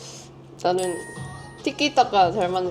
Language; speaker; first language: Korean; non-native, fluent; Japanese